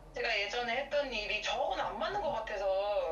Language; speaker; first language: Korean; native; Korean